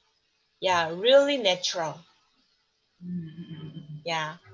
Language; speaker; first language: English; non-native, learner; Korean